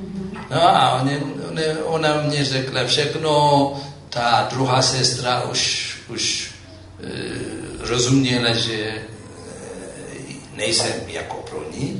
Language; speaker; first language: Czech; non-native, fluent; Amharic